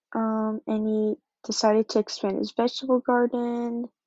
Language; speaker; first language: English; early bilingual, other home language; Japanese